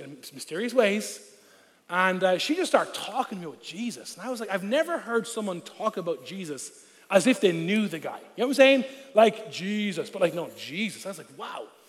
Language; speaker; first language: English; non-native, local second language; Irish